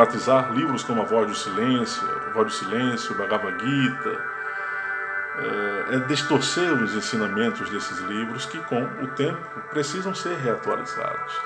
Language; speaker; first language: Portuguese; native; Portuguese